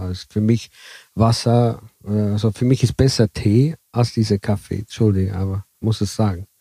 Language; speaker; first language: German; early bilingual, heritage; Italian